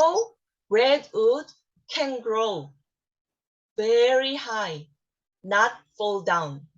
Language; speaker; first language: English; non-native, learner; Korean